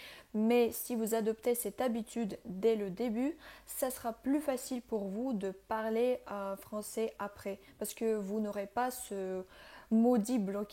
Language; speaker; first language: French; non-native, fluent; Russian